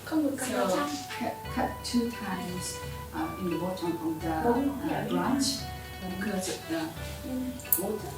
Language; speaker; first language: English; non-native, learner; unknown